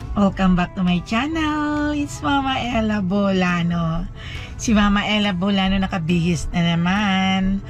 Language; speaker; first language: Filipino; non-native, local second language; Cebuano